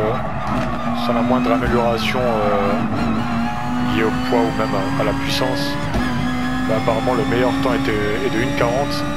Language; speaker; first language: French; native; French